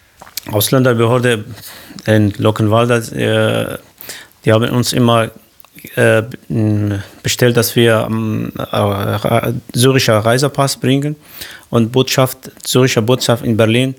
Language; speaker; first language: German; non-native, learner; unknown